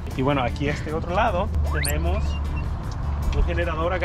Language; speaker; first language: Spanish; native; Spanish